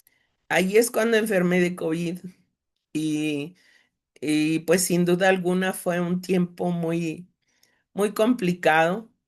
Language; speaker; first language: Spanish; native; Spanish